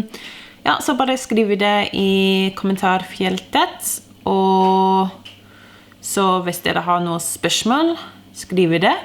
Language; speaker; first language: Norwegian; non-native, fluent; English